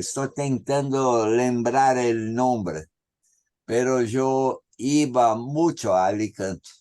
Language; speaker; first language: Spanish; non-native, learner; Portuguese